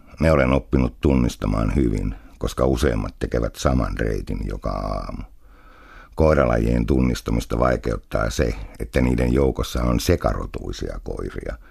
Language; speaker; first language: Finnish; native; Finnish